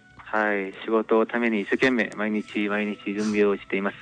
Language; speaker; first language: Japanese; non-native, fluent; Korean